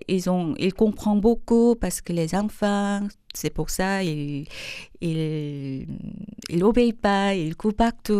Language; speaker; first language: French; non-native, fluent; Korean